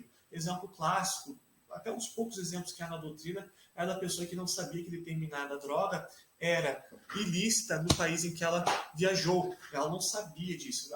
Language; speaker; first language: Portuguese; native; Portuguese